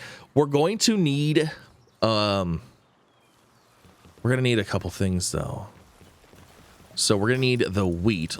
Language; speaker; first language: English; native; English